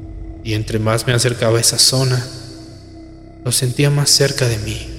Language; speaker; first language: Spanish; native; Spanish